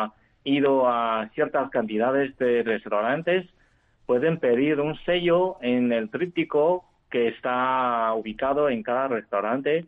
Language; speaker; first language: Spanish; non-native, fluent; Chinese